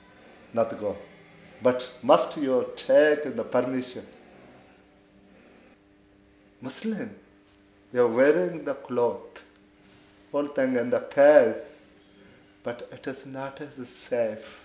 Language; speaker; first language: English; non-native, learner; Baluchi